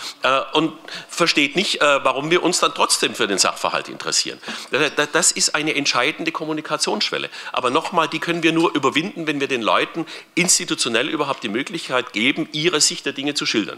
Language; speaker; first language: German; native; German